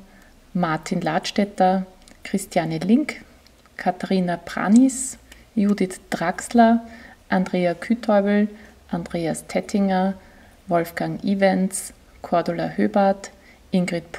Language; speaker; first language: German; native; German